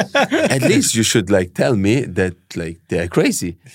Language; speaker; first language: English; early bilingual, heritage; German